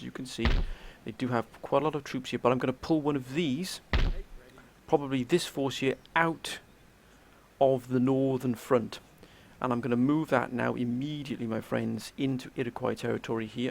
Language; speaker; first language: English; native; English